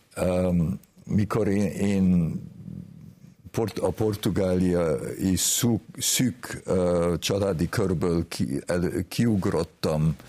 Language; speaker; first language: Hungarian; early bilingual, heritage; Hungarian